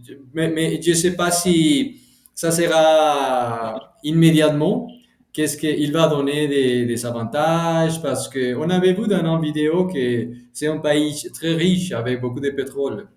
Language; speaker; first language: French; non-native, fluent; Spanish